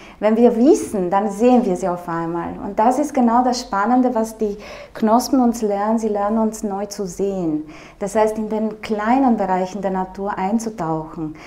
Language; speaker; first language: German; non-native, fluent; Romanian